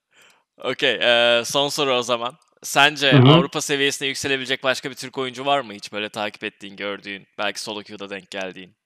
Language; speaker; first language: Turkish; native; Turkish